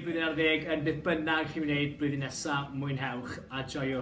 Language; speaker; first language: Welsh; native; Welsh